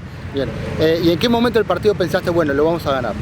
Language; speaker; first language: Spanish; native; Spanish